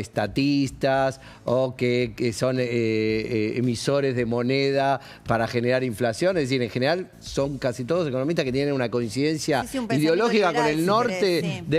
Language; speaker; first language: Spanish; native; Spanish